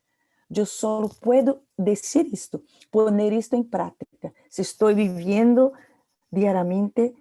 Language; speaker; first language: Portuguese; non-native, learner; Spanish